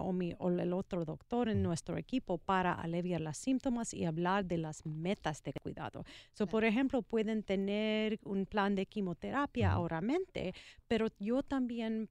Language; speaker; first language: Spanish; non-native, learner; English